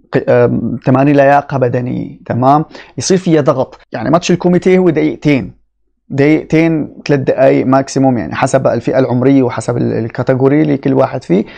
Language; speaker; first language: Arabic; native; Arabic